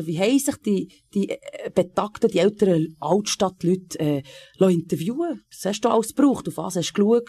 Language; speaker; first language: German; native; German